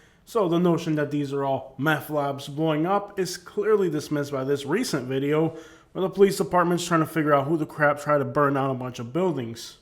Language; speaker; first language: English; native; English